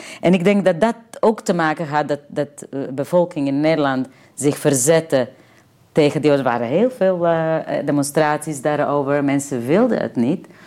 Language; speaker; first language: Dutch; non-native, fluent; Serbian